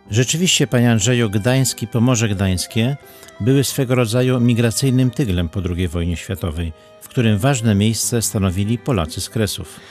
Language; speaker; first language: Polish; native; Polish